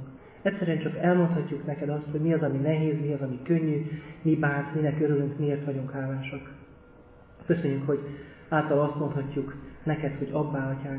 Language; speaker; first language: Hungarian; native; Hungarian